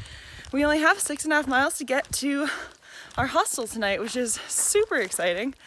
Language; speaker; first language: English; native; English